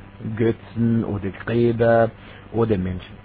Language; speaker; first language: German; non-native, fluent; Arabic